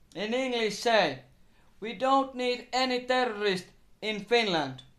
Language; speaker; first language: English; non-native, learner; Finnish